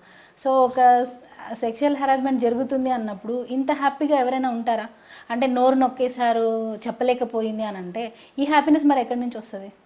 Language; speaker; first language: Telugu; native; Telugu